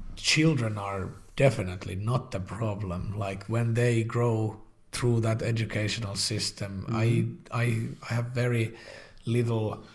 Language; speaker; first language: English; non-native, fluent; Finnish